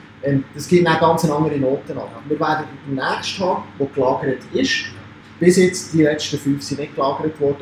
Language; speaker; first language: German; native; German